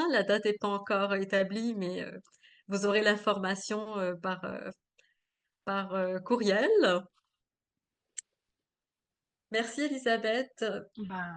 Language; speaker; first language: French; native; French